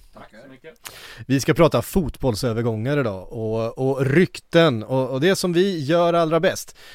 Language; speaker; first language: Swedish; native; Swedish